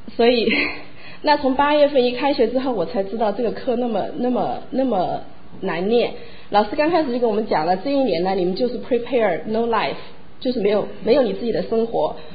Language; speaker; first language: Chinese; native; Chinese